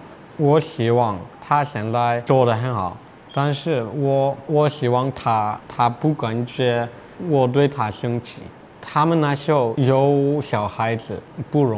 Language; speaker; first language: Chinese; non-native, learner; Dutch